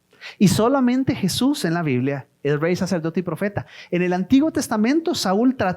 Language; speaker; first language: Spanish; native; Spanish